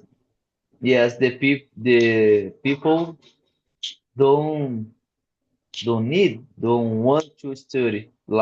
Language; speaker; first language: English; non-native, learner; Portuguese